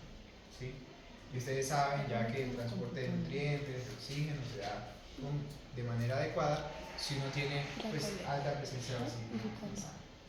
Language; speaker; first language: Spanish; native; Spanish